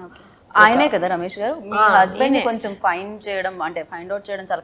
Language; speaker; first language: Telugu; native; Telugu